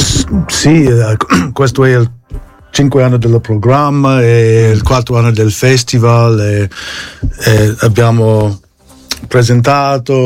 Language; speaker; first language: Italian; non-native, fluent; English